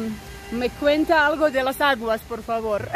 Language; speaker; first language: Spanish; non-native, learner; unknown